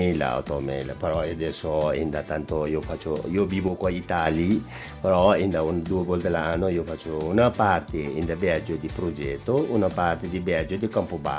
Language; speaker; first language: Italian; non-native, learner; Nepali